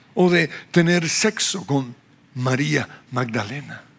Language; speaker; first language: Spanish; non-native, fluent; English